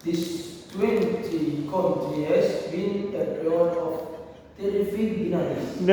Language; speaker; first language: English; non-native, local second language; Indonesian